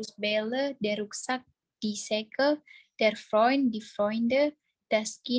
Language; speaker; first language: German; non-native, learner; Indonesian